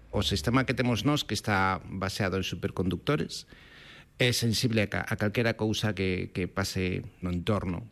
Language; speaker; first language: Galician; non-native, local second language; Spanish